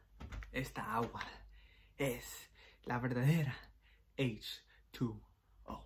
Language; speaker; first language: Spanish; early bilingual, heritage; Spanish